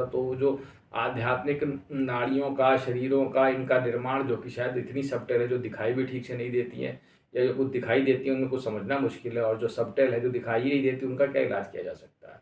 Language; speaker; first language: Hindi; native; Hindi